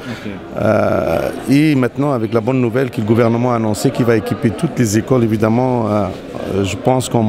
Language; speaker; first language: French; non-native, local second language; Arabic